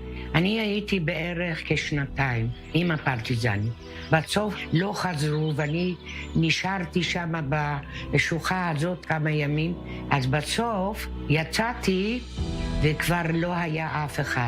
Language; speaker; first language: Hebrew; early bilingual, other home language; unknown